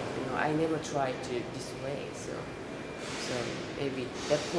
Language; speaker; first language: English; non-native, learner; Korean